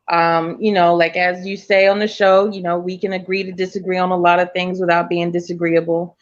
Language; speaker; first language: English; native; English